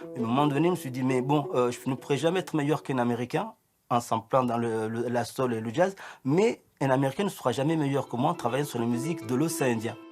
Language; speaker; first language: French; early bilingual, other home language; Ngazidja Comorian